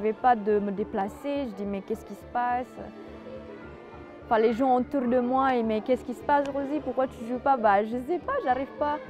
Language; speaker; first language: French; non-native, fluent; Indonesian